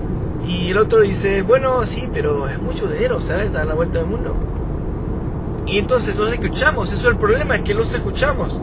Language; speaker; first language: Spanish; non-native, fluent; French